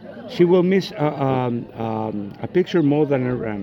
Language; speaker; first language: English; non-native, fluent; Spanish